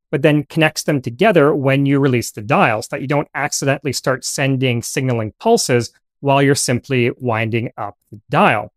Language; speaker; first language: English; native; English